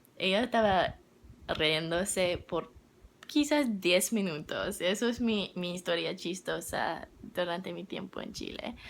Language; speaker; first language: Spanish; non-native, learner; English